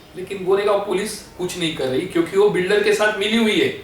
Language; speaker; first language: Hindi; non-native, local second language; Marathi